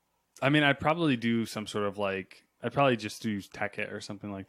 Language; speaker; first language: English; native; English